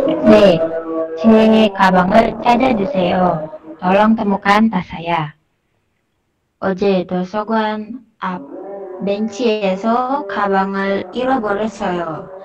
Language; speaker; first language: Korean; non-native, learner; Indonesian